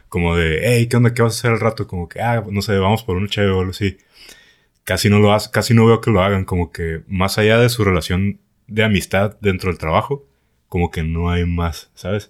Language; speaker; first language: Spanish; native; Spanish